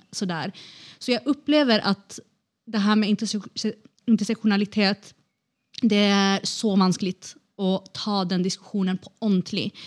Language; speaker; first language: Norwegian; non-native, fluent; Kurdish